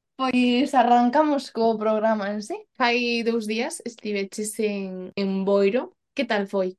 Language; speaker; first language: Galician; native; Galician